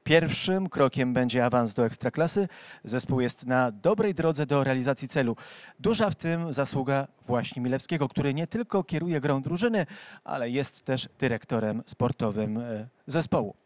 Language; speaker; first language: Polish; native; Polish